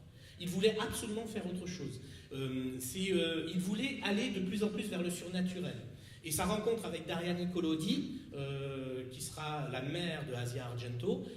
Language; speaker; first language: French; native; French